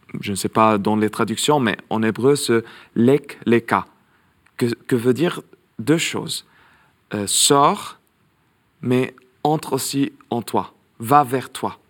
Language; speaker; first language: French; non-native, local second language; Arabic